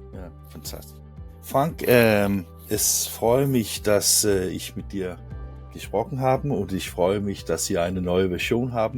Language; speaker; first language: German; non-native, learner; Danish